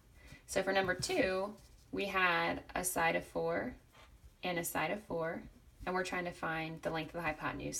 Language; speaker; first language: English; native; English